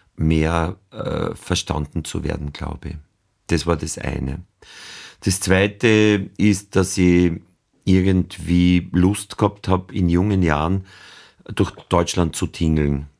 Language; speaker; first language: German; native; German